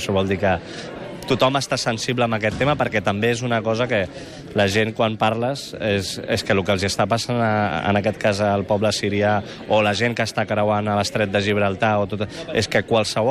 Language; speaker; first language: Catalan; native; Catalan